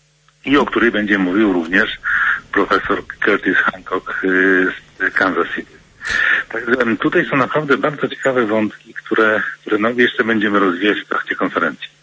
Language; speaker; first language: Polish; native; Polish